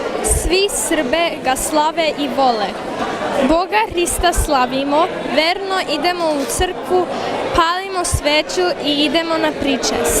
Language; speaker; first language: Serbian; early bilingual, heritage; Serbian